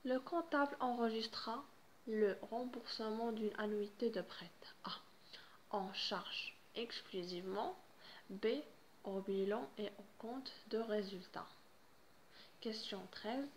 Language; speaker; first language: French; non-native, local second language; Arabic